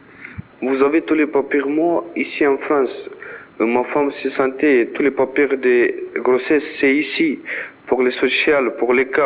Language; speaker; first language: French; non-native, learner; Romanian